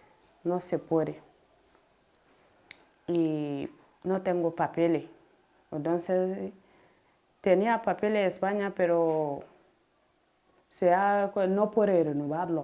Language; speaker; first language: Spanish; non-native, learner; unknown